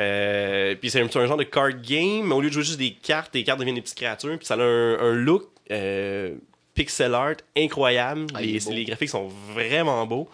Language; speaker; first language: French; native; French